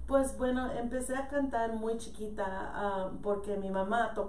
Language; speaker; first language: Spanish; early bilingual, heritage; Spanish